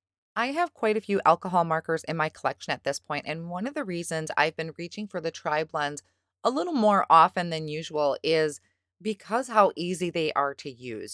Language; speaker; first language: English; native; English